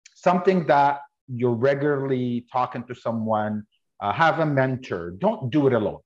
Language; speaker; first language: English; non-native, fluent; Arabic